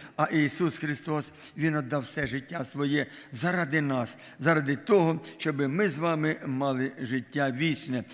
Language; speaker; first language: Ukrainian; non-native, local second language; Russian